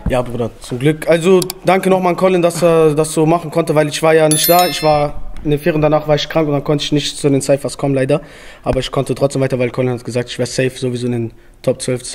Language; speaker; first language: German; early bilingual, other home language; Albanian